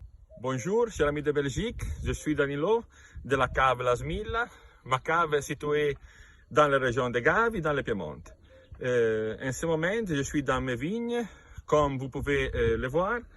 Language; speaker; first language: French; non-native, learner; Italian